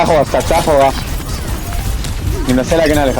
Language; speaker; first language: Hebrew; native; Hebrew